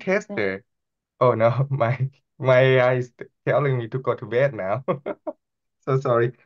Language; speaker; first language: English; non-native, fluent; Thai